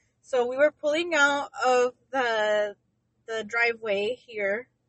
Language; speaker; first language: English; early bilingual, other home language; Spanish